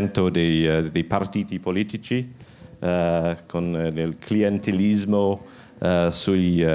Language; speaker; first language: Italian; non-native, learner; English